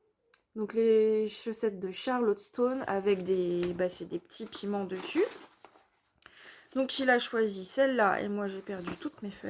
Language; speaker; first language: French; native; French